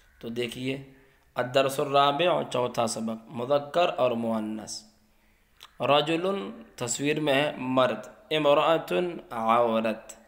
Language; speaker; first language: Urdu; native; Urdu